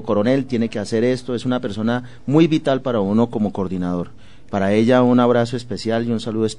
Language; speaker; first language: Spanish; native; Spanish